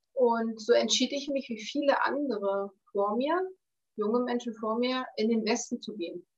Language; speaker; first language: German; native; German